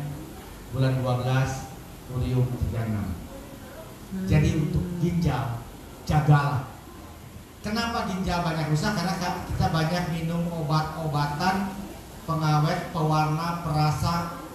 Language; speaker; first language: Indonesian; native; Indonesian